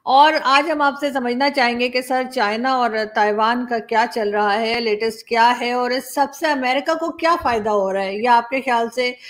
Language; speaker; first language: Urdu; native; Urdu